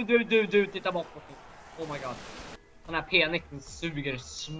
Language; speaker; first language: Swedish; native; Swedish